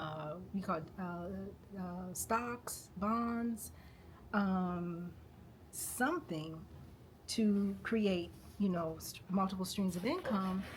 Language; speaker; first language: English; native; English